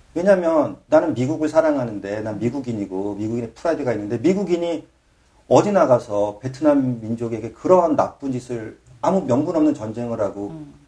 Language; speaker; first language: Korean; native; Korean